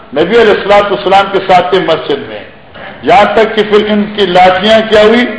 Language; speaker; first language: Urdu; non-native, local second language; Northern Hindko